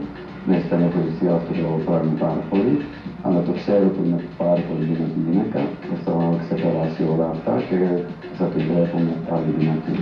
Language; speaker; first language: Greek; non-native, fluent; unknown